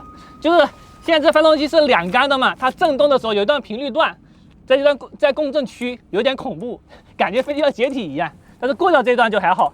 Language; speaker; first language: Chinese; native; Chinese